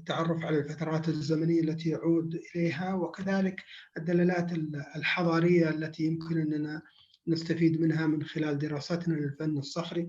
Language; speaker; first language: Arabic; native; Arabic